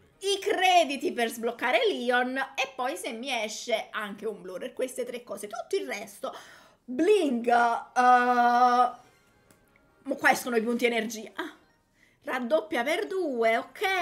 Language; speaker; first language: Italian; native; Italian